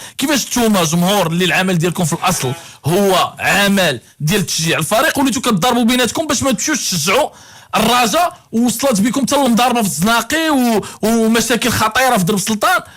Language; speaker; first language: Arabic; native; Arabic